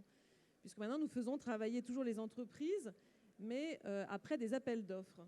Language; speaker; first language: French; native; French